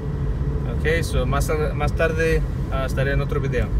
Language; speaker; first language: Spanish; early bilingual, heritage; Spanish